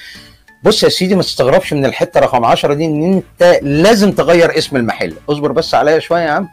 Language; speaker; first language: Arabic; native; Arabic